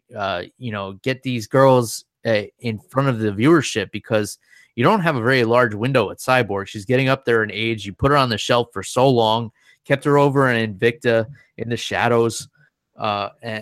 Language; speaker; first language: English; native; English